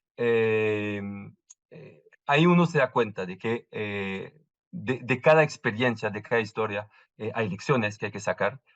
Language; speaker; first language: Spanish; non-native, fluent; French